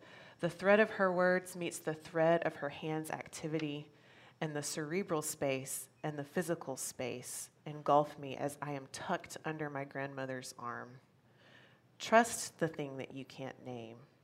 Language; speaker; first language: English; native; English